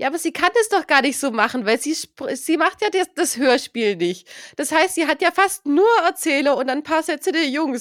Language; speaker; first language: German; native; German